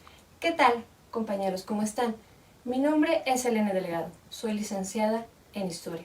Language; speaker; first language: Spanish; native; Spanish